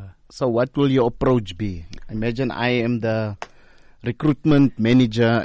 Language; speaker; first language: English; non-native, local second language; Afrikaans